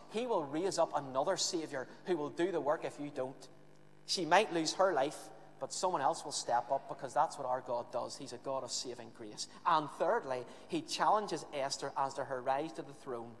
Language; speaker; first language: English; native; English